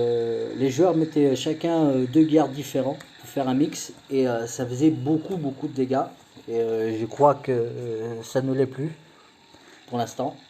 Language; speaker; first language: French; native; French